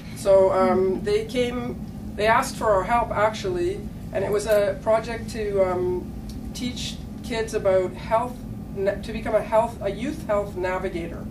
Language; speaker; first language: English; native; English